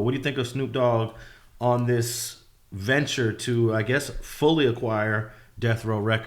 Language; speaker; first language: English; native; English